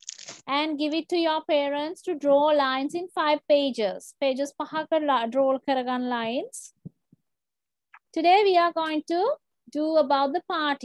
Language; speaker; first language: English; non-native, local second language; Sinhala